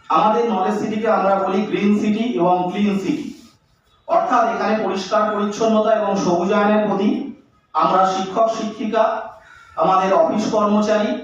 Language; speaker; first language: Bangla; native; Bangla